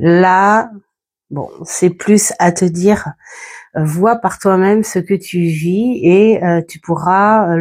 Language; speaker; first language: French; native; French